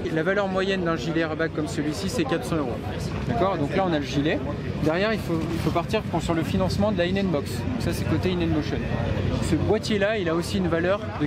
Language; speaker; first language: French; native; French